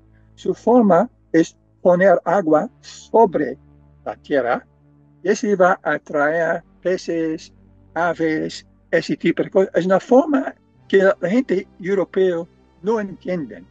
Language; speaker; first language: Spanish; non-native, fluent; English